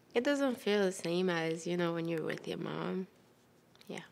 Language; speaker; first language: English; non-native, fluent; Wolof